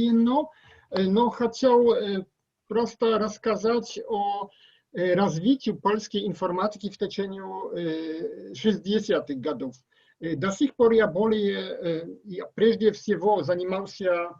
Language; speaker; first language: Russian; non-native, learner; Polish